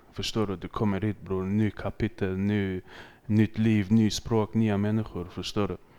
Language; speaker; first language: Swedish; early bilingual, other home language; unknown